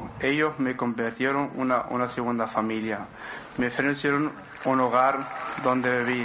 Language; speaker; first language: Spanish; non-native, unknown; Arabic